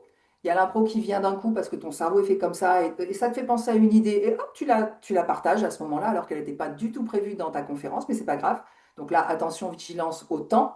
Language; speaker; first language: French; native; French